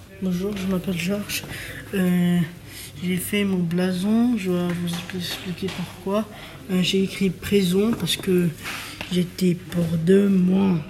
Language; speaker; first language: French; non-native, learner; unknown